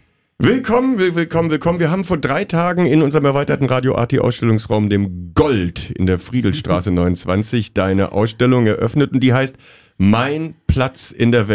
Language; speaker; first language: German; native; German